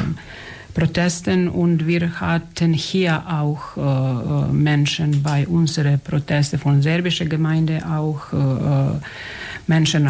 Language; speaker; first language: German; non-native, fluent; Serbian